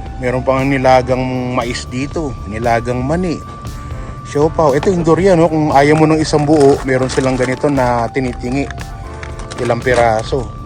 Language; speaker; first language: Filipino; non-native, local second language; Pampanga